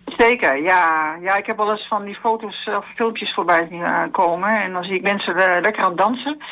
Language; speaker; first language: Dutch; native; Dutch